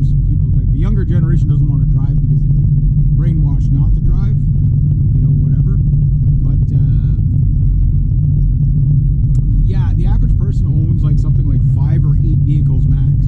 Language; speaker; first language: English; native; English